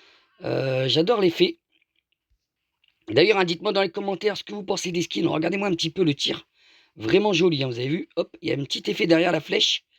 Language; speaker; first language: French; native; French